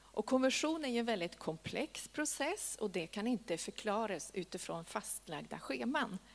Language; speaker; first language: Swedish; native; Swedish